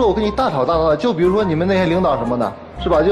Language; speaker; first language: Chinese; native; Chinese